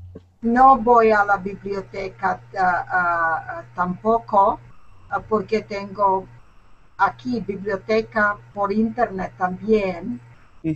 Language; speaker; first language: Spanish; non-native, learner; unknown